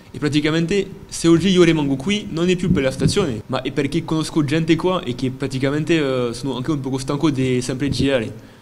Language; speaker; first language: Italian; non-native, fluent; French